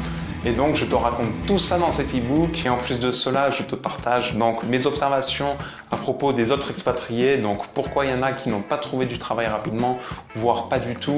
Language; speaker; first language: French; native; French